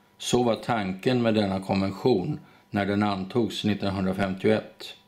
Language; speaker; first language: Swedish; native; Swedish